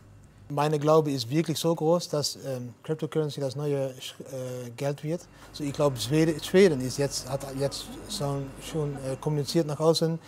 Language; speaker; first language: German; non-native, learner; Dutch